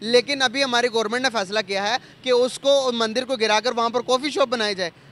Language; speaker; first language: Urdu; native; Urdu